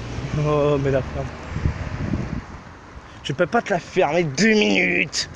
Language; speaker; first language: French; native; French